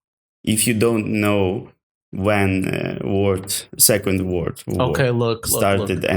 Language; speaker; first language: English; non-native, learner; Ukrainian